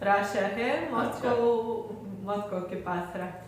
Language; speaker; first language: Hindi; non-native, learner; Russian